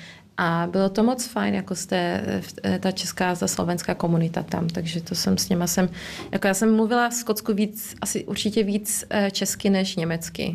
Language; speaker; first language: Czech; early bilingual, heritage; Czech